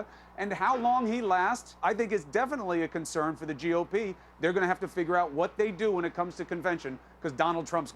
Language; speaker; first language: English; native; English